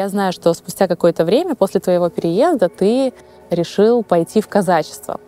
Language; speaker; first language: Russian; native; Russian